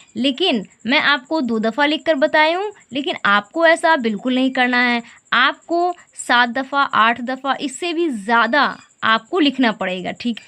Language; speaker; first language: Hindi; native; Hindi